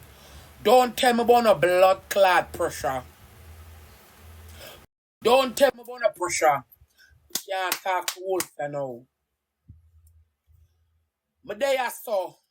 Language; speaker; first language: English; non-native, local second language; Jamaican Creole English